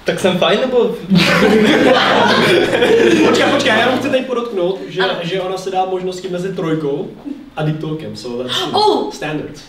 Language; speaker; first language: Czech; native; Czech